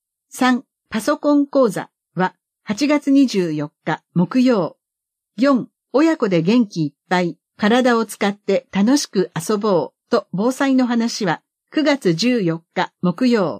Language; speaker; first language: Japanese; native; Japanese